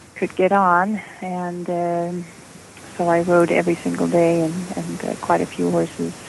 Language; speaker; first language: English; non-native, fluent; Danish